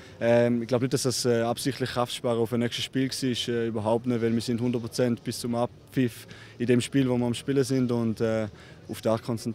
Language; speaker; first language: German; native; German